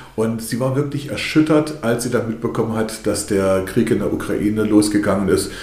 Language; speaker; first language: German; early bilingual, other home language; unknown